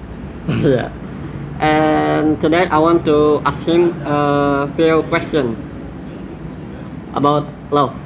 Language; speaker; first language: English; non-native, learner; Indonesian